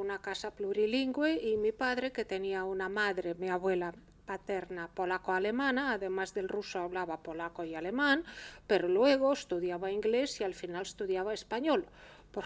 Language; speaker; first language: Spanish; early bilingual, heritage; Spanish